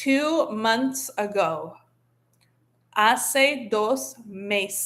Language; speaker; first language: Spanish; non-native, fluent; English